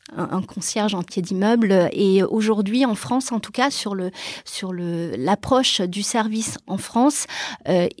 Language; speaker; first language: French; early bilingual, other home language; Portuguese